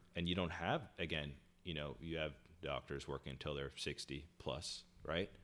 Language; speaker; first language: English; early bilingual, other home language; Hindi